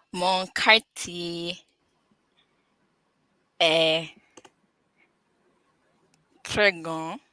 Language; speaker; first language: French; non-native, learner; English